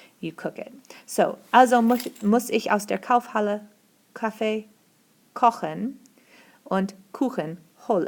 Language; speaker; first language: German; non-native, fluent; English